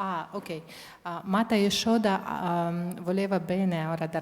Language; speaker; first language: Italian; non-native, fluent; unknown